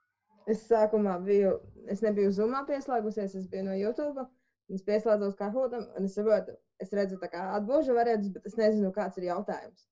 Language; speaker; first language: Latvian; non-native, local second language; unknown